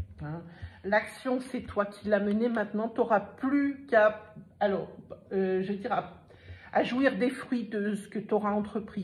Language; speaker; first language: French; native; French